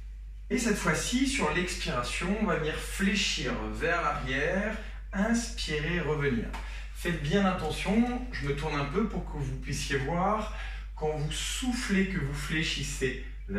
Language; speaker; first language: French; native; French